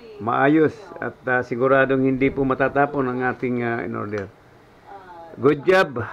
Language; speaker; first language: Filipino; non-native, local second language; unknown